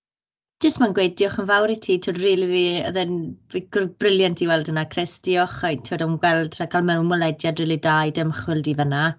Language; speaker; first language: Welsh; native; Welsh